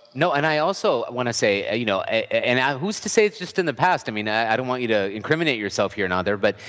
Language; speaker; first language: English; native; English